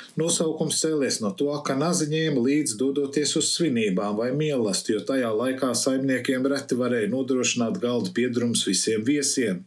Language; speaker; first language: Latvian; early bilingual, heritage; Latvian